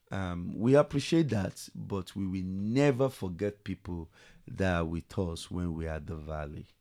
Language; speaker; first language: English; non-native, local second language; Yoruba